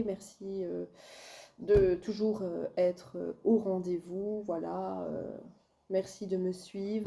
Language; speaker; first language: French; native; French